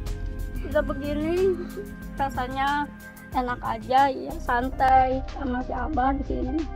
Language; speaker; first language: Indonesian; native; Indonesian